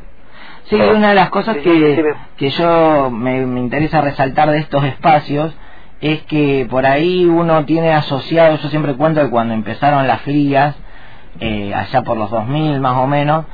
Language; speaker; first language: Spanish; native; Spanish